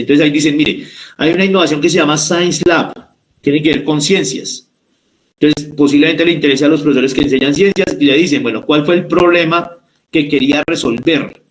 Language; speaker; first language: Spanish; native; Spanish